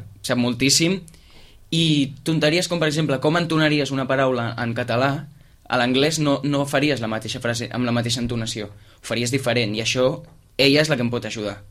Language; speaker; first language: Catalan; native; Catalan